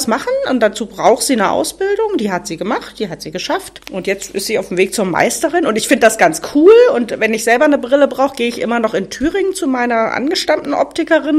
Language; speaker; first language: German; native; German